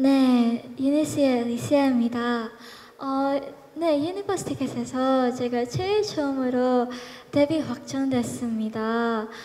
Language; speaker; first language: Korean; non-native, learner; Filipino